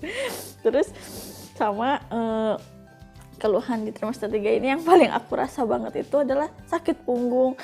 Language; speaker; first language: Indonesian; native; Indonesian